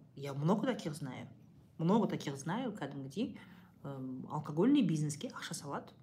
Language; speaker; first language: Russian; non-native, local second language; Kazakh